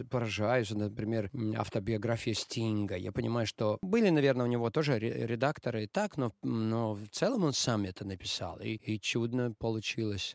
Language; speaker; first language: Russian; non-native, local second language; Latvian